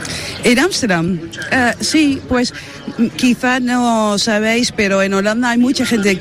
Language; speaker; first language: Spanish; non-native, fluent; Dutch